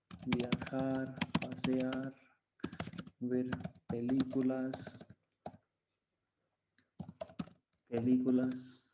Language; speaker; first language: Spanish; non-native, fluent; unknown